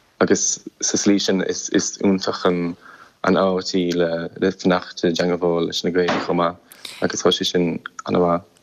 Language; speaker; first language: Irish; non-native, local second language; English